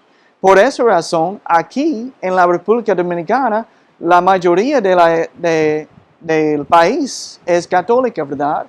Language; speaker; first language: Spanish; non-native, fluent; English